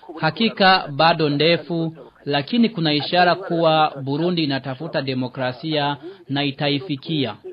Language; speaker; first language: Swahili; non-native, local second language; Rundi